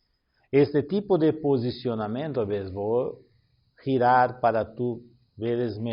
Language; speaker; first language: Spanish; non-native, learner; Portuguese